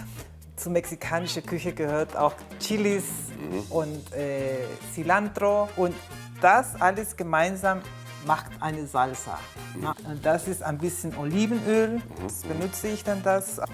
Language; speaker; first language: German; non-native, fluent; Spanish